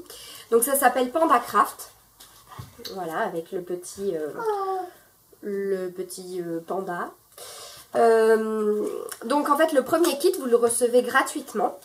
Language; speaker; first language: French; native; French